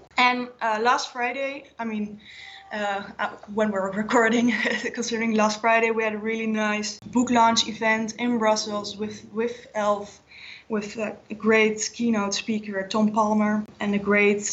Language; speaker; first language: English; non-native, fluent; Dutch